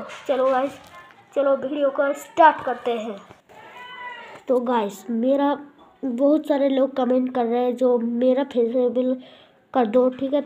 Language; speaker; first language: Hindi; non-native, local second language; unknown